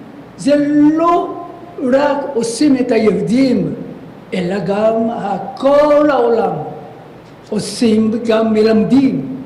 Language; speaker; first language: Hebrew; non-native, learner; Japanese